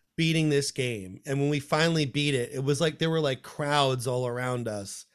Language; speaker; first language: English; native; English